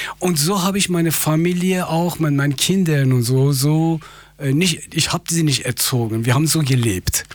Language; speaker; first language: German; non-native, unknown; Persian